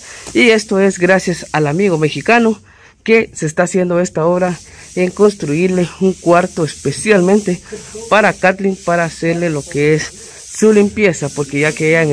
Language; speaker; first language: Spanish; native; Spanish